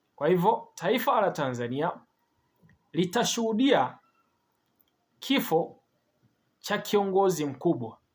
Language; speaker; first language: Swahili; native; Swahili